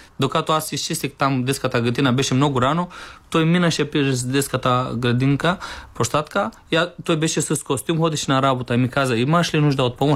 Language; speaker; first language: Bulgarian; non-native, learner; Romanian